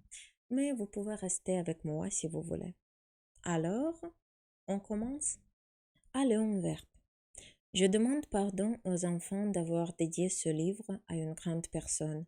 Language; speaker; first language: French; non-native, fluent; Ukrainian